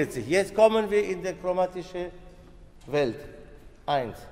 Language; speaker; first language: German; non-native, fluent; Spanish